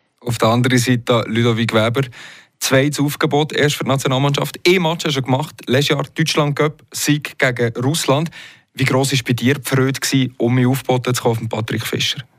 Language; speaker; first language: German; native; German